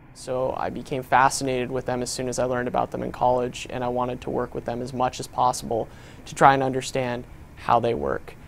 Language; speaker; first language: English; native; English